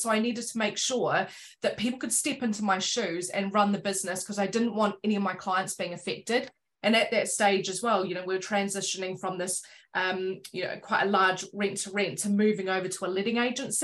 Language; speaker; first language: English; native; English